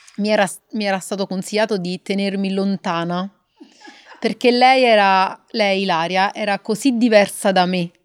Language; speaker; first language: Italian; native; Italian